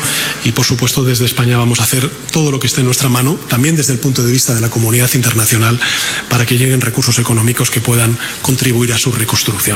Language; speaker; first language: Spanish; native; Spanish